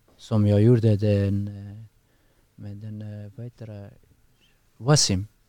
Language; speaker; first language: Swedish; non-native, learner; Persian